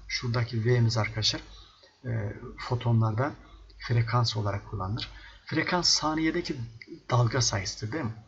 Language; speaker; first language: Turkish; native; Turkish